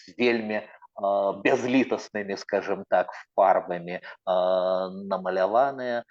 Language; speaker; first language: Belarusian; native; Belarusian